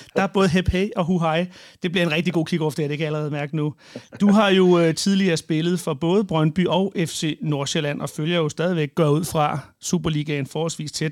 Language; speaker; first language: Danish; native; Danish